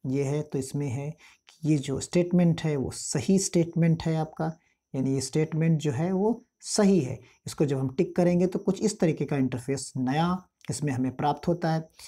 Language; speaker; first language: Hindi; native; Hindi